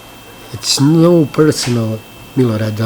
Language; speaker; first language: English; non-native, learner; Bosnian